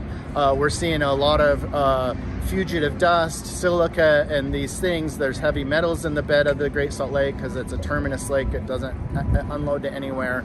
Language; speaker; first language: English; native; English